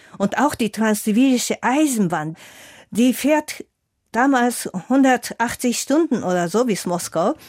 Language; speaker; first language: German; non-native, fluent; Japanese